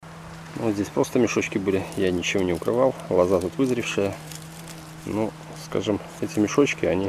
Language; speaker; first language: Russian; native; Russian